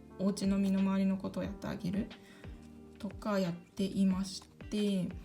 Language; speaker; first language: Japanese; early bilingual, other home language; Korean